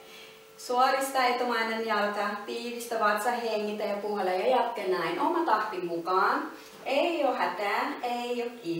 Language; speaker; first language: Finnish; non-native, learner; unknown